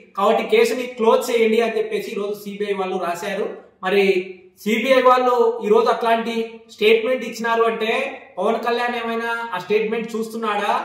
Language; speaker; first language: Telugu; native; Telugu